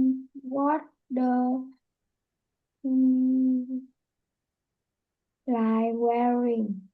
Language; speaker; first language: English; non-native, learner; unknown